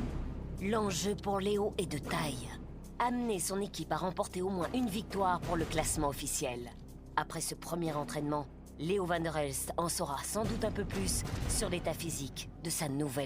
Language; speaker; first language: French; native; French